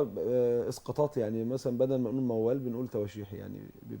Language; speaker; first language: Arabic; native; Arabic